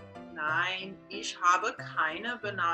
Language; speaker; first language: German; non-native, learner; English